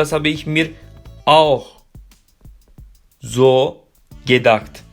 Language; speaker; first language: German; non-native, fluent; Turkish